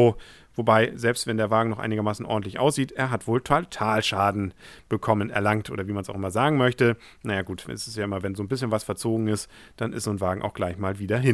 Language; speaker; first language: German; native; German